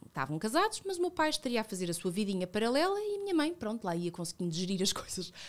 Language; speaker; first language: Portuguese; early bilingual, other home language; Spanish